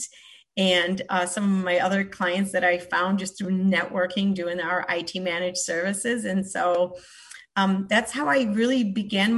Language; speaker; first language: English; early bilingual, other home language; Polish